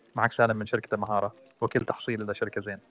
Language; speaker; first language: Arabic; native; Arabic